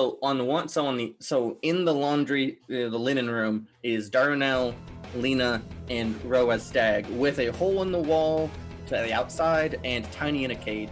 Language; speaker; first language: English; native; English